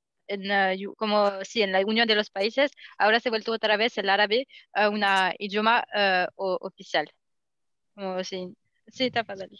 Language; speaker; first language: Spanish; non-native, learner; Arabic